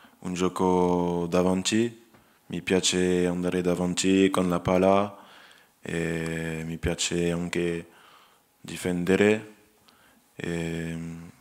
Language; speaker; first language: Italian; non-native, learner; French